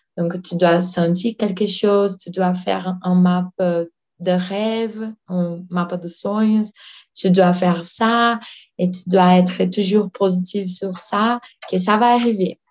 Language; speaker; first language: French; non-native, learner; Portuguese